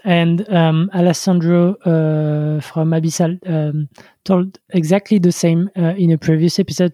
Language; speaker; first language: English; non-native, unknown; French